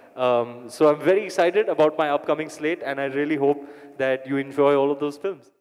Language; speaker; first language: English; non-native, local second language; Hindi